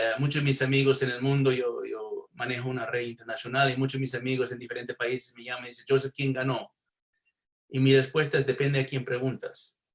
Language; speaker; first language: Spanish; early bilingual, heritage; Spanish